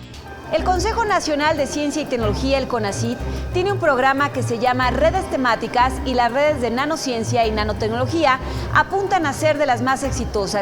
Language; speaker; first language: Spanish; native; Spanish